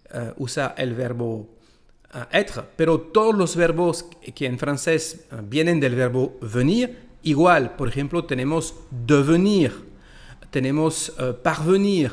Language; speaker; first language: Spanish; non-native, fluent; French